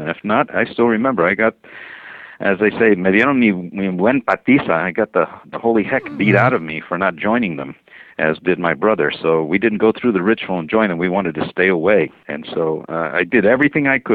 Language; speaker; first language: English; non-native, fluent; Spanish